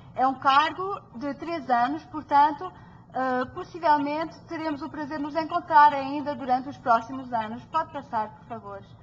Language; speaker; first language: Portuguese; early bilingual, heritage; Portuguese